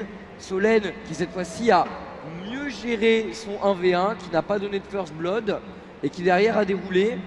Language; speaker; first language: French; native; French